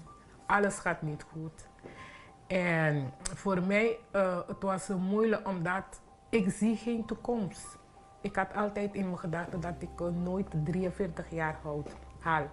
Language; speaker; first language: Dutch; non-native, local second language; Papiamento